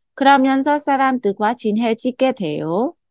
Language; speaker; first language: Korean; non-native, fluent; Khmer